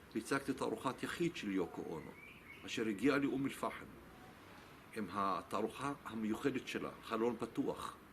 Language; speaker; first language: Hebrew; non-native, local second language; Arabic